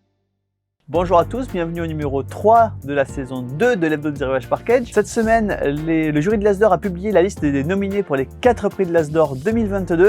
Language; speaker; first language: French; native; French